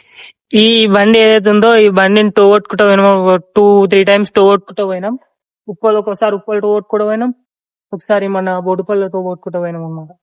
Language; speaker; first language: Telugu; native; Telugu